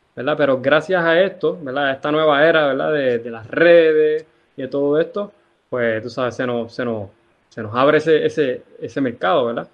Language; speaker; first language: Spanish; native; Spanish